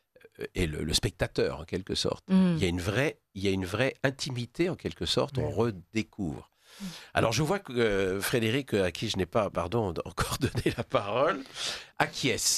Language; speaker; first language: French; native; French